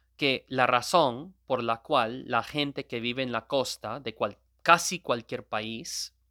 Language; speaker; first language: Spanish; non-native, fluent; Gujarati